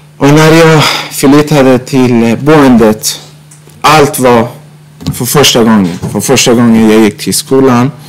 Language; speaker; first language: Swedish; non-native, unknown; Persian